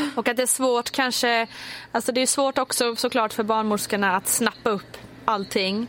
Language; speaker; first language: Swedish; native; Swedish